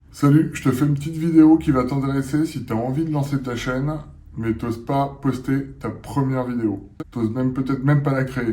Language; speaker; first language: French; native; French